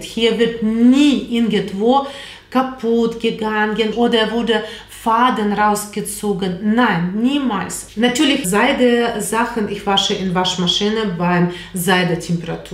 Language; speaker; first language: German; non-native, fluent; Russian